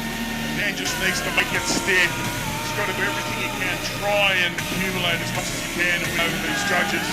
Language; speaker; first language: English; native; English